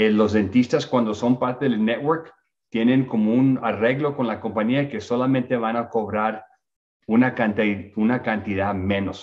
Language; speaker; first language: Spanish; early bilingual, other home language; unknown